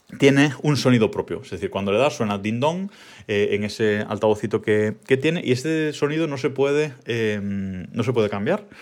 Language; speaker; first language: Spanish; native; Spanish